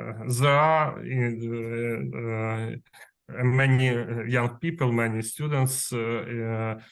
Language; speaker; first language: English; non-native, learner; Ukrainian